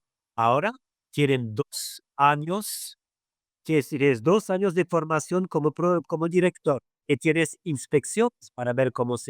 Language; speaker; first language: Spanish; non-native, fluent; Arabic